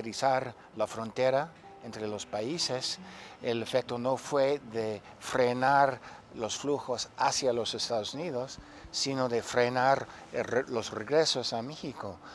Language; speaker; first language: Spanish; non-native, fluent; English